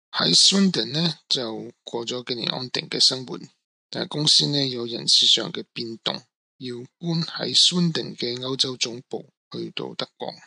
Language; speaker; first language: Cantonese; non-native, local second language; Min Nan Chinese